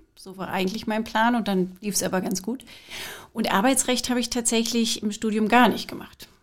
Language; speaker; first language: German; non-native, fluent; English